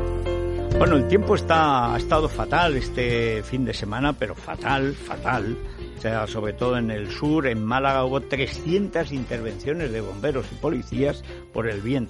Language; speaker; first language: Spanish; native; Spanish